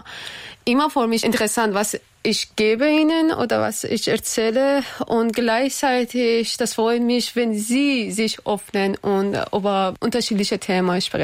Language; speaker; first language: German; non-native, learner; Persian